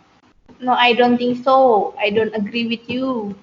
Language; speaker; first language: English; non-native, learner; Indonesian